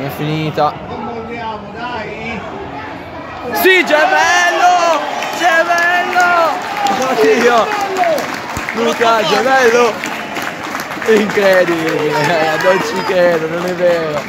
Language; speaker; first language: Italian; native; Italian